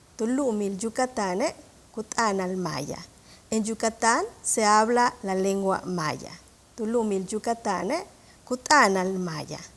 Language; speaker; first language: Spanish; non-native, local second language; Yucateco